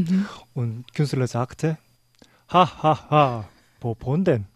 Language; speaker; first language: German; non-native, learner; Korean